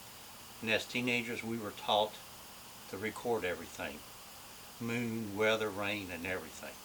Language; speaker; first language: English; native; English